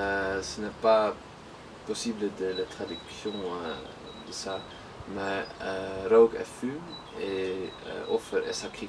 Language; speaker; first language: French; non-native, learner; Dutch